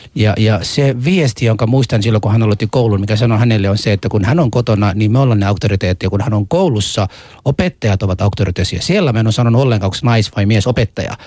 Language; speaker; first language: Finnish; early bilingual, other home language; Somali